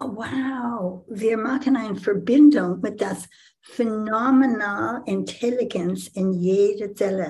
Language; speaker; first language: German; non-native, learner; English